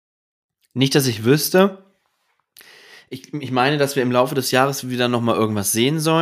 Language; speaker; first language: German; native; German